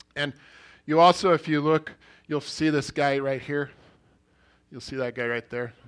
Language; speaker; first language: English; early bilingual, other home language; Norwegian